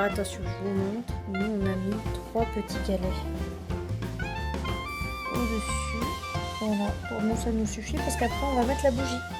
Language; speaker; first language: French; native; French